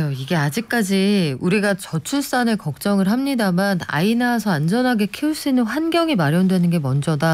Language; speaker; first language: Korean; native; Korean